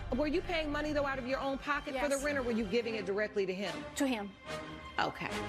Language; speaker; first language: English; native; English